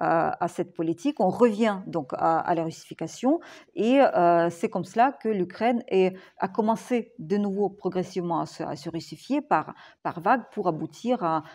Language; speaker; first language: French; non-native, fluent; Ukrainian